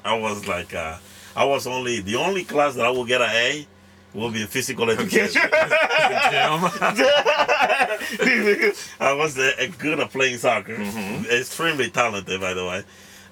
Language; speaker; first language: English; non-native, fluent; Spanish